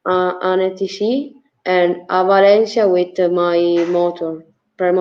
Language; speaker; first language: English; non-native, learner; Italian